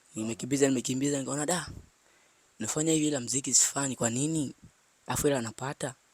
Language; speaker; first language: Swahili; native; Swahili